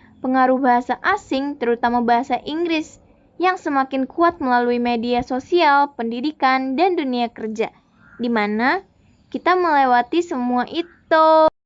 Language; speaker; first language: Indonesian; native; Indonesian